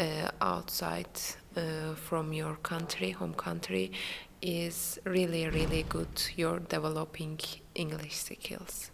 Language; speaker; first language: English; non-native, learner; Turkish